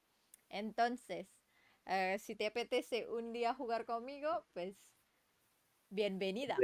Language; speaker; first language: Spanish; non-native, learner; Indonesian